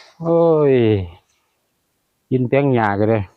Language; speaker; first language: Thai; non-native, local second language; Lao